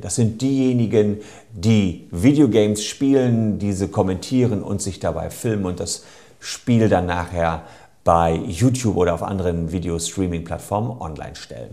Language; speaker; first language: German; native; German